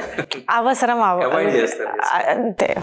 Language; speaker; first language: Telugu; non-native, learner; Bangla